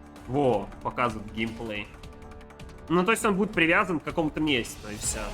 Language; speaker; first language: Russian; native; Russian